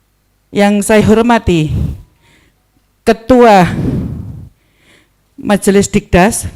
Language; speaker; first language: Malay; non-native, local second language; Javanese